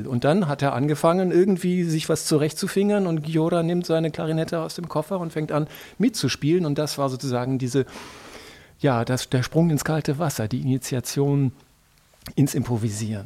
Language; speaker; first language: German; native; German